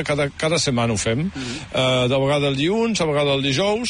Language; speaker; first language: Catalan; native; Catalan